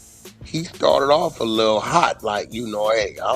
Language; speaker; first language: English; native; English